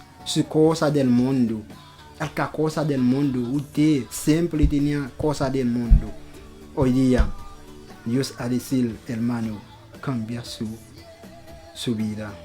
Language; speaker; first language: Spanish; non-native, local second language; Haitian Creole